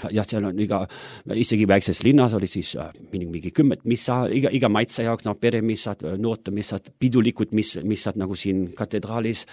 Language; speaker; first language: Estonian; non-native, fluent; German